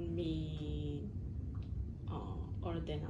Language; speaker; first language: Spanish; non-native, learner; Cantonese